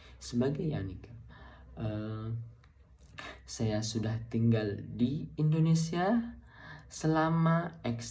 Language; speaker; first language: Indonesian; non-native, fluent; Arabic